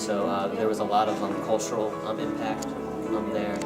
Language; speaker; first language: English; native; English